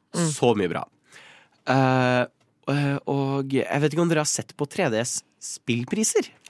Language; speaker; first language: Norwegian; native; Norwegian